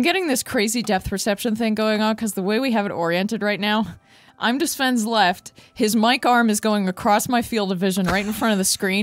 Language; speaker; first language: English; native; English